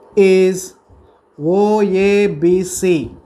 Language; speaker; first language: English; non-native, local second language; Telugu